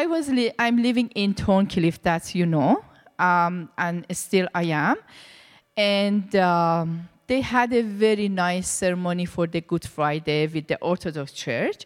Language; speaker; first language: English; non-native, learner; Persian